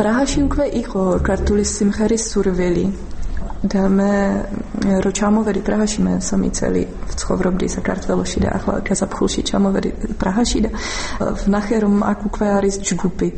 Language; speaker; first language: Georgian; non-native, fluent; Czech